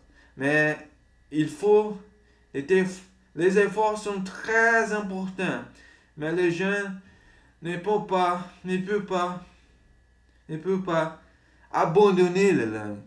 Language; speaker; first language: French; non-native, learner; Portuguese